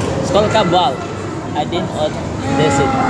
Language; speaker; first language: Russian; non-native, learner; Indonesian